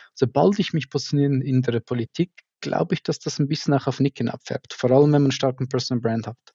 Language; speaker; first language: German; native; German